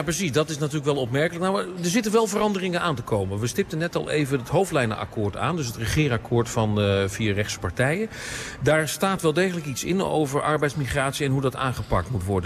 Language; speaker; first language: Dutch; native; Dutch